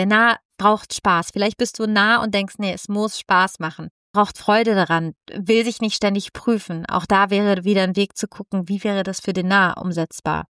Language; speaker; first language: German; non-native, fluent; Italian